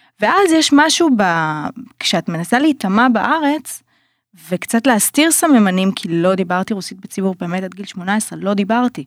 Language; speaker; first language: Hebrew; early bilingual, other home language; Russian